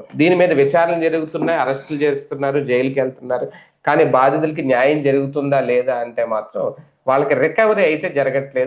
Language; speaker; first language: Telugu; native; Telugu